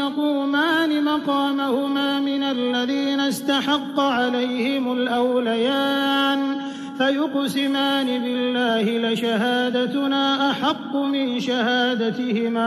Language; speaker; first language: Arabic; native; Arabic